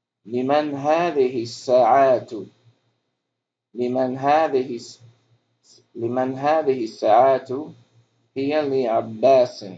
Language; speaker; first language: Arabic; non-native, fluent; English